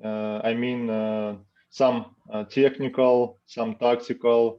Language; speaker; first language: English; non-native, learner; Russian